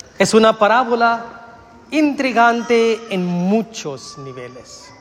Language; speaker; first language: Spanish; non-native, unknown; Malayalam